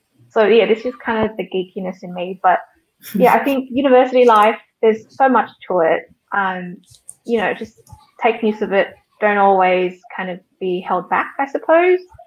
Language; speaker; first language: English; early bilingual, other home language; Vietnamese